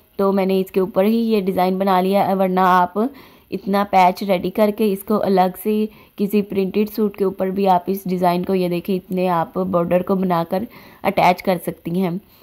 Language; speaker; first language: Urdu; native; Urdu